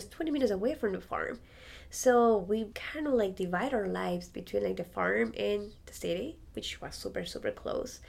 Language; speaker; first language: English; non-native, fluent; Spanish